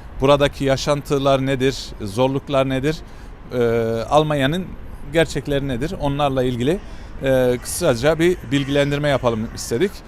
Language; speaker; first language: Turkish; native; Turkish